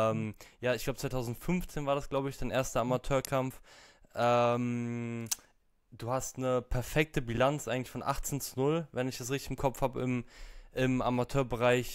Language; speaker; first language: German; native; German